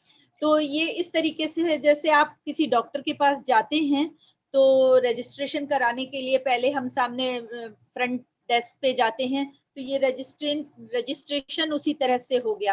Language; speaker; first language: Hindi; native; Hindi